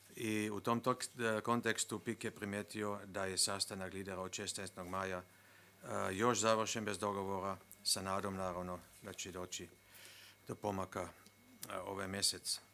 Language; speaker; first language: Croatian; non-native, fluent; Slovenian